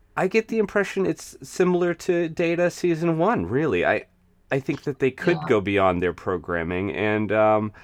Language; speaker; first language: English; native; English